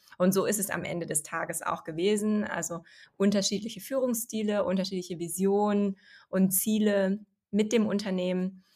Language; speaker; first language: German; early bilingual, other home language; Chinese